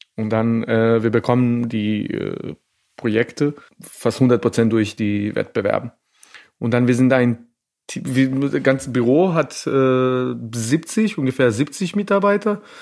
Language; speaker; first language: German; non-native, fluent; Serbian